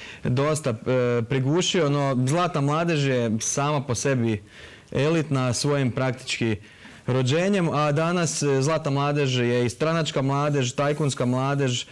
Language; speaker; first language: Croatian; native; Croatian